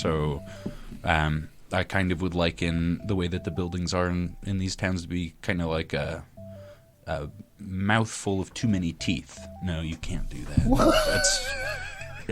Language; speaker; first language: English; native; English